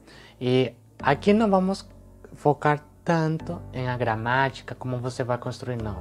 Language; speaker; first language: Portuguese; non-native, fluent; Spanish